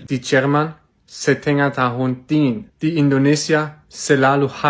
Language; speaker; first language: Indonesian; non-native, fluent; German